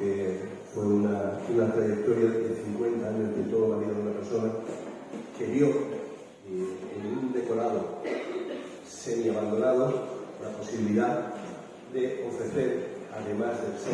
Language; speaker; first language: Spanish; native; Spanish